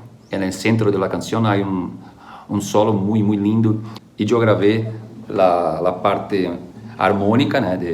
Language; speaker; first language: Spanish; non-native, fluent; Portuguese